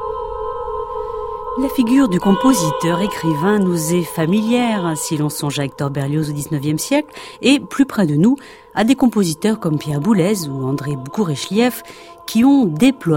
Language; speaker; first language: French; native; French